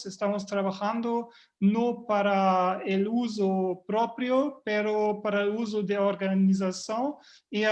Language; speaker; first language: Spanish; non-native, fluent; German